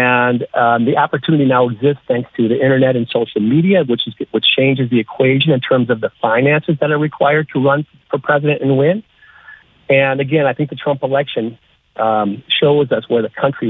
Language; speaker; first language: English; native; English